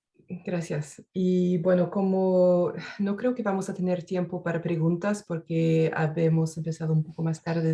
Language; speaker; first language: Spanish; non-native, fluent; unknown